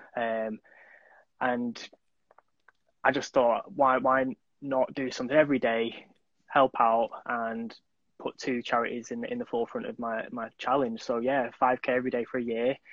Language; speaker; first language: English; native; English